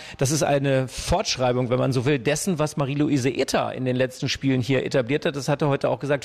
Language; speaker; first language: German; native; German